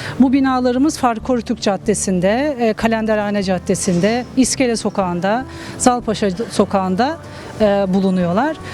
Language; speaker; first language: Turkish; native; Turkish